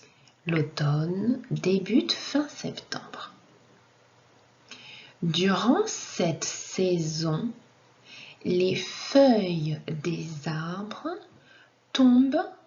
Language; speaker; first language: French; non-native, fluent; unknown